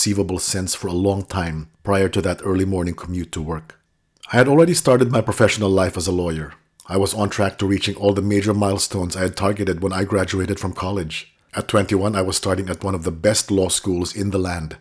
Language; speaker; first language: English; non-native, local second language; Filipino